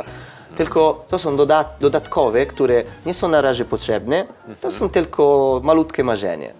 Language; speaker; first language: Polish; non-native, learner; Italian